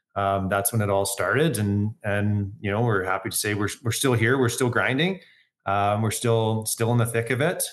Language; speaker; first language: English; native; English